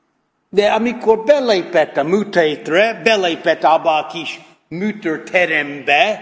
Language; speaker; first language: Hungarian; non-native, fluent; English